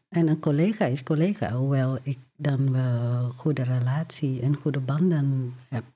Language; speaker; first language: Dutch; non-native, fluent; Indonesian